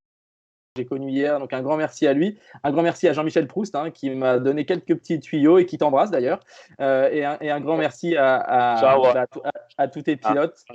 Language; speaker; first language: French; native; French